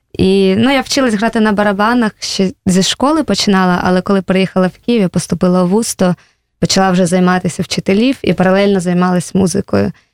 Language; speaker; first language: Ukrainian; native; Ukrainian